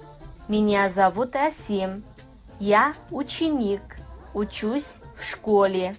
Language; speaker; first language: Russian; non-native, fluent; Kazakh